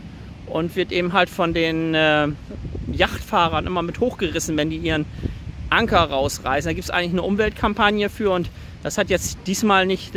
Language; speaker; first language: German; native; German